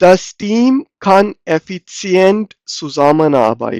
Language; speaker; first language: German; non-native, fluent; Urdu